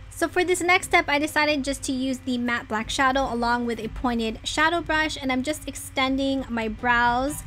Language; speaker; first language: English; native; English